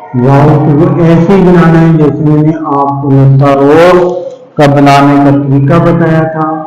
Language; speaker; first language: Urdu; native; Urdu